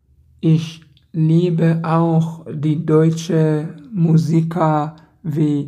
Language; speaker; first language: German; non-native, learner; Persian